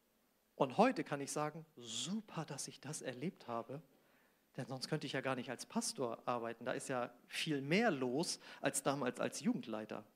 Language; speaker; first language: German; native; German